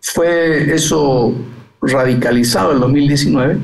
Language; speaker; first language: Spanish; native; Spanish